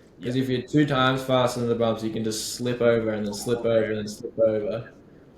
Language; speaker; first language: English; native; English